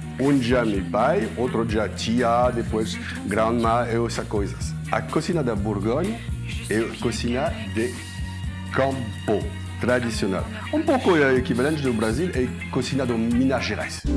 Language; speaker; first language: Portuguese; non-native, learner; French